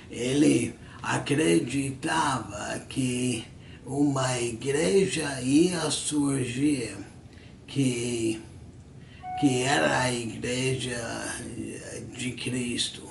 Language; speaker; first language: Portuguese; non-native, fluent; English